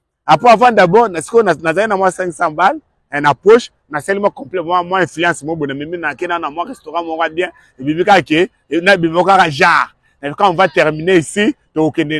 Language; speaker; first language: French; non-native, local second language; Lingala